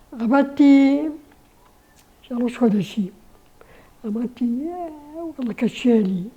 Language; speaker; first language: Hebrew; non-native, learner; Arabic